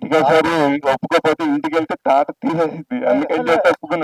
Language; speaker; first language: Telugu; native; Telugu